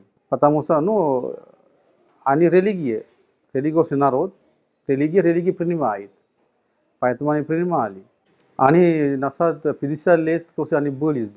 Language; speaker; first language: Russian; non-native, learner; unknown